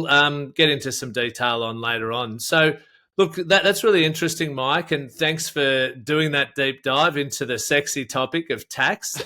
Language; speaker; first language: English; native; English